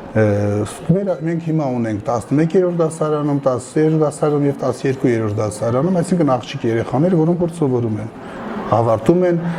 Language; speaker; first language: Armenian; non-native, local second language; Kurdish